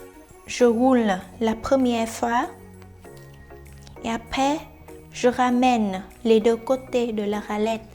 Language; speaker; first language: French; non-native, fluent; Vietnamese